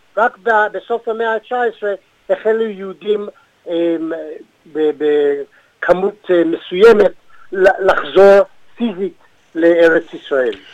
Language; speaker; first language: Hebrew; native; Hebrew